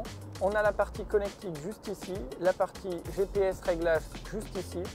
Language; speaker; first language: French; native; French